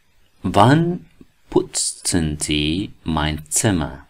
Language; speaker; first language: German; non-native, learner; Persian